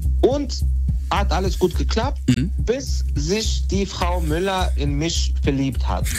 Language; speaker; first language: German; non-native, fluent; Bosnian